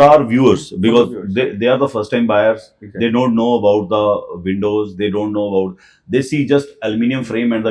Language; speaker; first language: English; non-native, local second language; Hindi